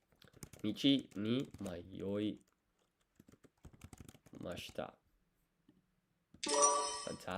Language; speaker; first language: Japanese; non-native, learner; English